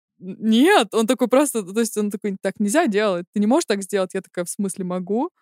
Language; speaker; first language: Russian; native; Russian